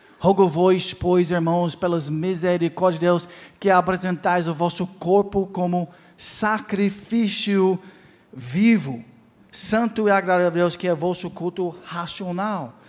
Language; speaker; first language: Portuguese; non-native, fluent; English